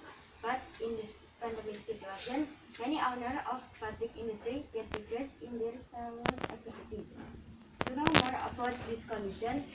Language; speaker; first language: English; non-native, learner; Indonesian